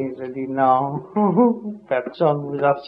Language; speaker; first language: French; non-native, learner; Vietnamese